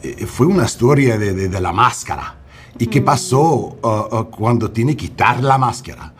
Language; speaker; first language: Spanish; early bilingual, heritage; English